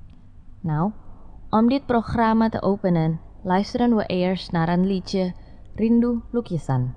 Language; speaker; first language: Dutch; non-native, fluent; Indonesian